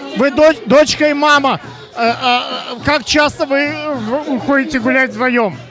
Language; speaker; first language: Russian; native; Russian